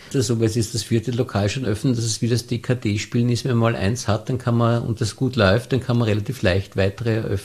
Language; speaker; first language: German; native; German